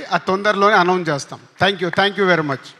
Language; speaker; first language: Telugu; native; Telugu